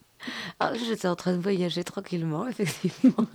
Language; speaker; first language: French; native; French